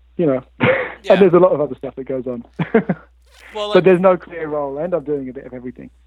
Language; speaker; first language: English; native; English